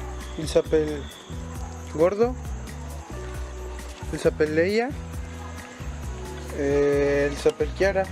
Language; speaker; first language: French; non-native, learner; Spanish